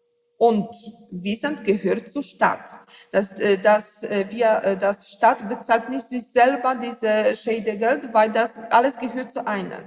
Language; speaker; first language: German; non-native, learner; Polish